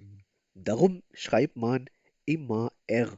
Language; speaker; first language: German; non-native, learner; Urdu